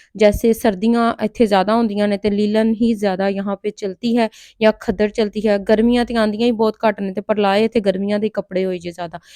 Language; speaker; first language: Urdu; non-native, local second language; Punjabi